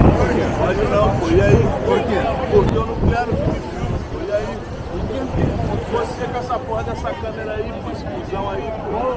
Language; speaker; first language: Portuguese; native; Portuguese